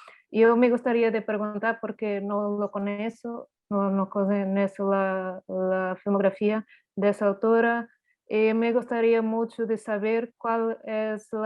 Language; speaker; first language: Spanish; non-native, learner; Portuguese